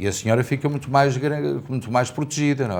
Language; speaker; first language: Portuguese; native; Portuguese